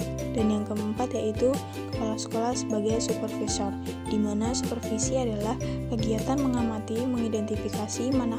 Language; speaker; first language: Indonesian; native; Indonesian